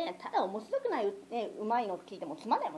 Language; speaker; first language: Japanese; native; Japanese